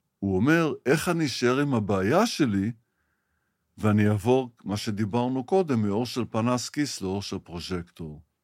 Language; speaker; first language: Hebrew; early bilingual, other home language; Arabic